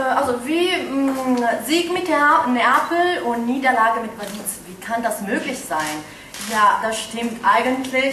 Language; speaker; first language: German; non-native, fluent; Italian